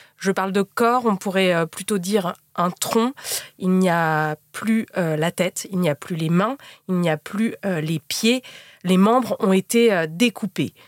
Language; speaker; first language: French; native; French